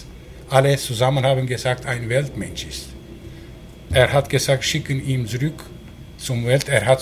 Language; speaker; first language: German; non-native, learner; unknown